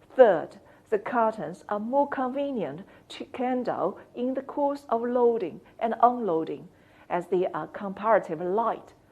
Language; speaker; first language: English; non-native, fluent; Chinese